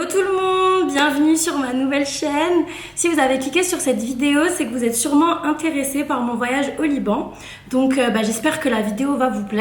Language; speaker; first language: French; native; French